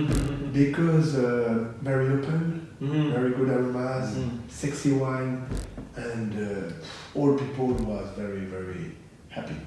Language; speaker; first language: English; non-native, learner; French